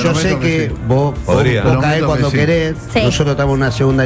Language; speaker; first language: Spanish; native; Spanish